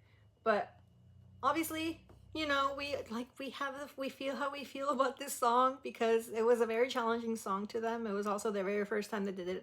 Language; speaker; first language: English; early bilingual, other home language; Spanish